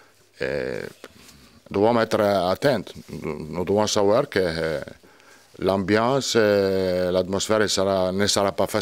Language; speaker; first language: French; non-native, learner; Italian